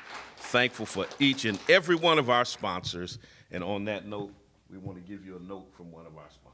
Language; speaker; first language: English; native; English